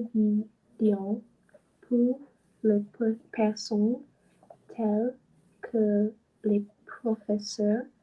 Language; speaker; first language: French; non-native, learner; English